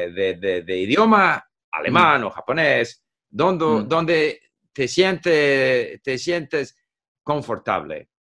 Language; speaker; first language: Spanish; non-native, fluent; English